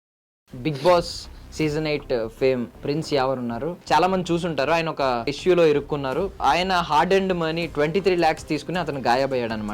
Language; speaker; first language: Telugu; native; Telugu